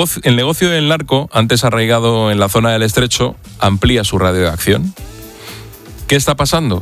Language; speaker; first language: Spanish; native; Spanish